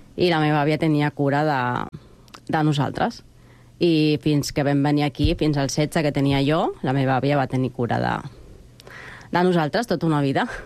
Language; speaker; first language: Catalan; non-native, fluent; Spanish